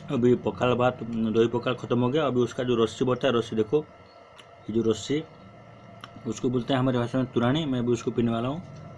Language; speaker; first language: Hindi; non-native, local second language; Odia